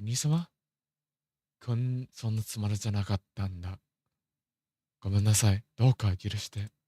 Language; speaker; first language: Japanese; non-native, learner; English